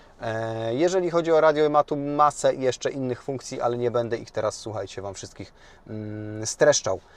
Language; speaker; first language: Polish; native; Polish